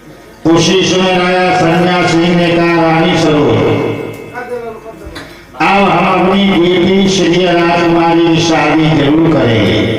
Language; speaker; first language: Hindi; native; Hindi